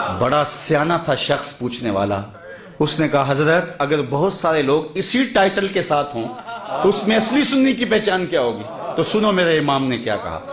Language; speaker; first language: Urdu; non-native, local second language; Punjabi